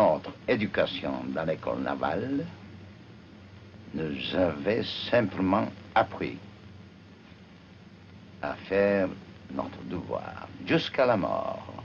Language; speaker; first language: French; non-native, fluent; Japanese